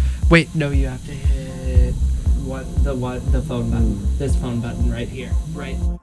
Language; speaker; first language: English; native; English